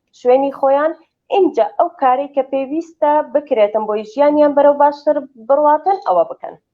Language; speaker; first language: Central Kurdish; non-native, local second language; Kurdish